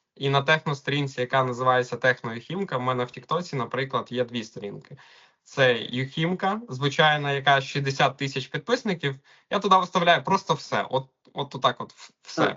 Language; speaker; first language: Ukrainian; non-native, local second language; Russian